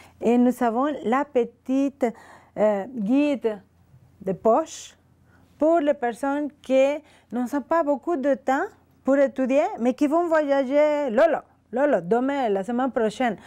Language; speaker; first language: French; non-native, learner; Spanish